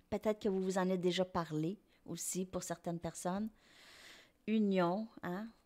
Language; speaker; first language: French; native; French